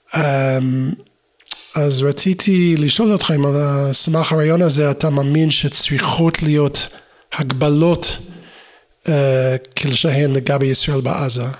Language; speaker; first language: Hebrew; non-native, fluent; English